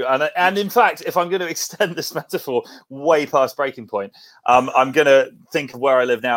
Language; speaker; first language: English; native; English